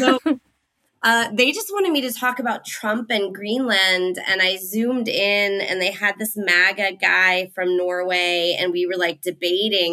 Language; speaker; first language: English; native; English